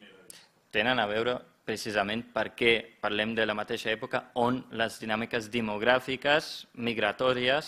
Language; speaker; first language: Catalan; non-native, fluent; German